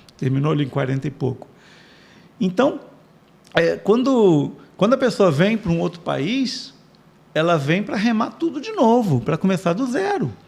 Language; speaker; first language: Portuguese; native; Portuguese